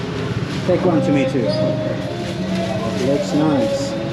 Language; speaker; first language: English; non-native, fluent; Swedish